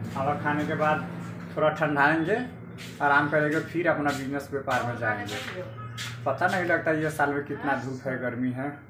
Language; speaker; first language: Hindi; non-native, local second language; Bhojpuri